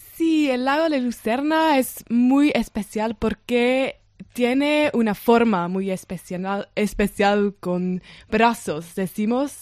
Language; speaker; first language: Spanish; non-native, learner; German